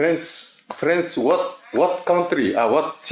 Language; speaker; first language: English; non-native, learner; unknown